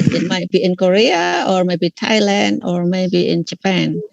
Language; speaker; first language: English; non-native, fluent; Indonesian